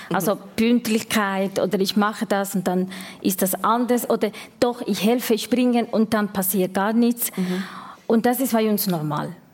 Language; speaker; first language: German; non-native, fluent; Spanish